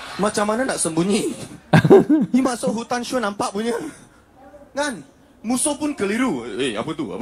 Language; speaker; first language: Malay; non-native, local second language; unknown